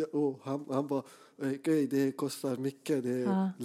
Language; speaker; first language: Swedish; non-native, fluent; Persian